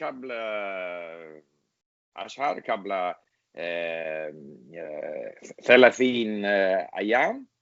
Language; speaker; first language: Arabic; non-native, learner; English